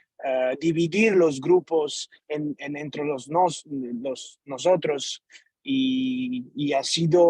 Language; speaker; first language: Spanish; non-native, learner; Italian